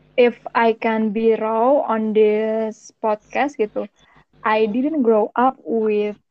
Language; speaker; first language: English; non-native, fluent; Indonesian